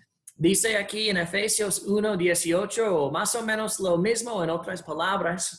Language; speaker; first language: Spanish; non-native, fluent; English